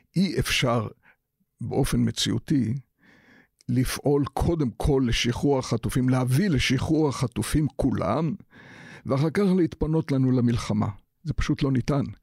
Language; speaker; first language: Hebrew; native; Hebrew